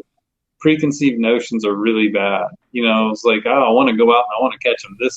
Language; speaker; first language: English; native; English